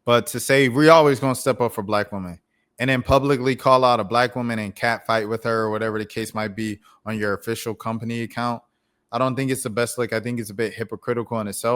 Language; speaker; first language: English; native; English